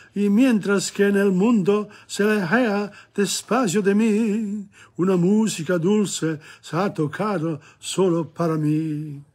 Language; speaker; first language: Spanish; non-native, learner; Italian